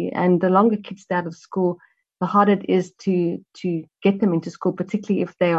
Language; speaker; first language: English; native; English